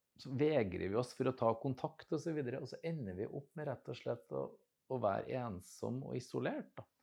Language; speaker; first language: Norwegian; native; Norwegian